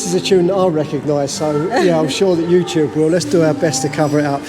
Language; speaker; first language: English; native; English